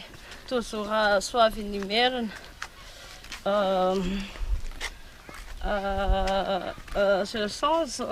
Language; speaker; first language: French; non-native, local second language; Malagasy